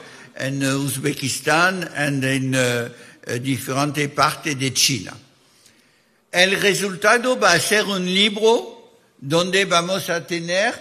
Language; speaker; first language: Spanish; non-native, fluent; French